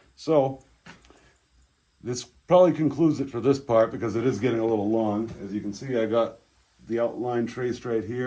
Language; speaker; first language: English; native; English